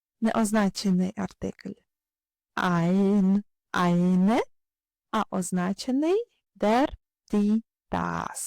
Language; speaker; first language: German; non-native, fluent; Ukrainian